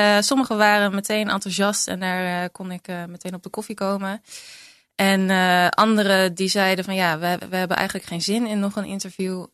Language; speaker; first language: Dutch; native; Dutch